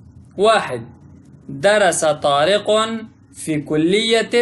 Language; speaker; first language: Arabic; non-native, fluent; Pashto